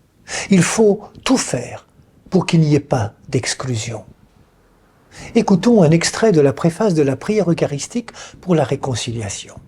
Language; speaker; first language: French; native; French